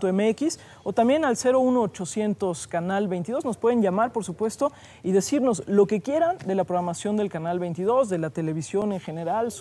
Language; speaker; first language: Spanish; native; Spanish